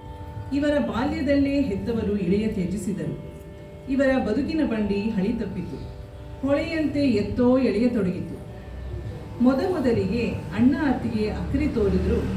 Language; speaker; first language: Kannada; native; Kannada